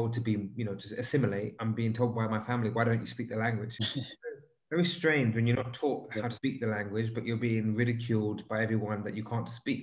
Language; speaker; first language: English; native; English